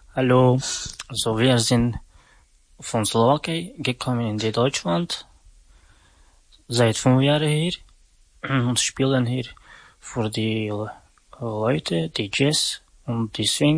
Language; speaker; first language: German; non-native, learner; Romany